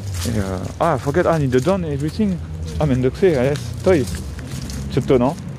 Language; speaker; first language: English; non-native, learner; French